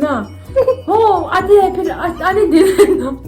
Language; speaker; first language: Hindi; non-native, local second language; Tibetan